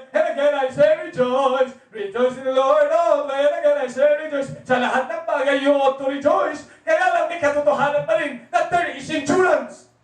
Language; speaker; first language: English; non-native, local second language; Filipino